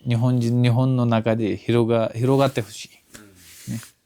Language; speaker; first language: Japanese; non-native, fluent; Kashmiri